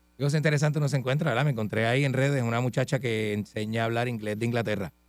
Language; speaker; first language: Spanish; native; Spanish